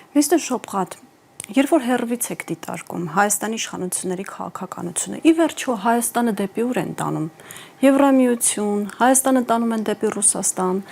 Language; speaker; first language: Armenian; native; Armenian